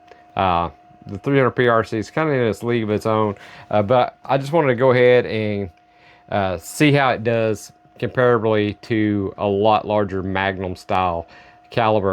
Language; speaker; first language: English; native; English